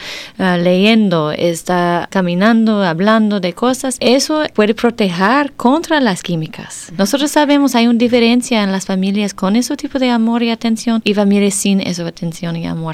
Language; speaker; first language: Spanish; non-native, learner; English